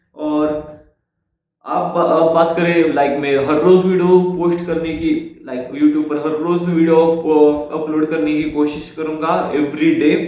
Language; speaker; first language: Hindi; non-native, local second language; Marathi